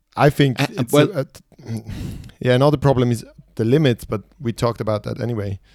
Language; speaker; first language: English; non-native, fluent; Swiss German